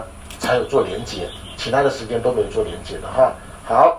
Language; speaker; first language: Chinese; native; Chinese